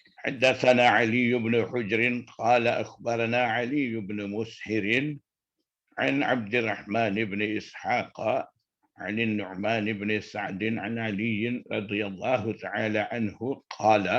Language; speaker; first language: Arabic; non-native, fluent; Malay